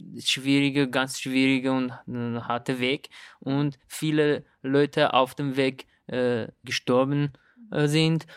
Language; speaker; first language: German; non-native, learner; Persian